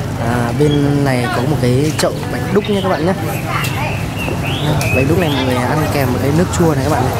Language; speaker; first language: Vietnamese; native; Vietnamese